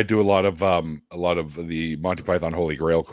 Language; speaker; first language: English; native; English